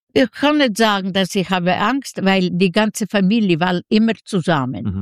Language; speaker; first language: German; non-native, fluent; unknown